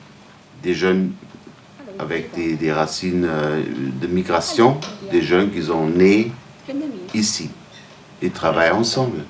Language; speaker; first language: French; non-native, fluent; German